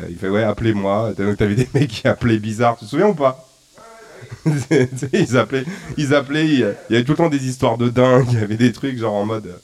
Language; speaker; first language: French; native; French